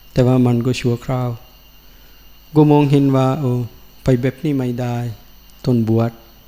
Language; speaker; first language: Thai; non-native, learner; Sinhala